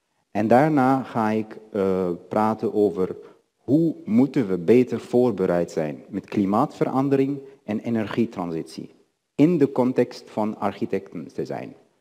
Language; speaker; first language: Dutch; non-native, fluent; Arabic